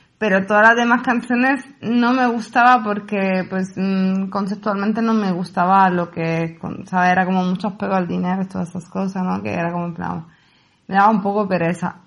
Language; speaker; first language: Spanish; non-native, fluent; Italian